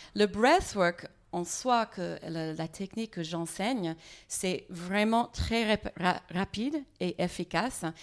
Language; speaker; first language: French; non-native, fluent; English